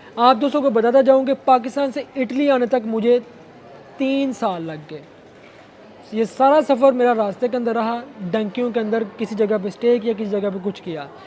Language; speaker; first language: Urdu; non-native, local second language; Punjabi